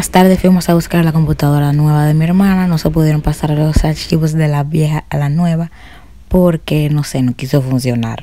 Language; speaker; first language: Spanish; native; Spanish